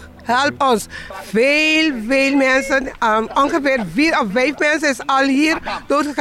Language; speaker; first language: Dutch; non-native, local second language; Papiamento